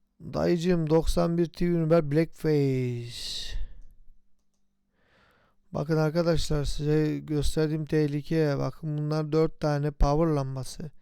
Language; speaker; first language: Turkish; native; Turkish